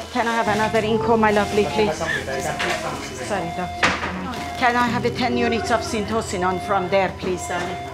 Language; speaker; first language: English; non-native, fluent; Persian